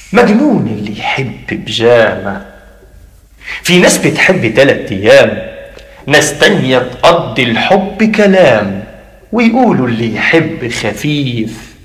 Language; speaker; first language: Arabic; native; Arabic